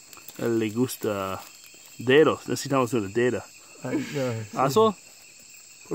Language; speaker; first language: Spanish; non-native, learner; English